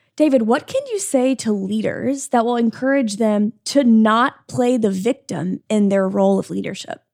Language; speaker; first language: English; native; English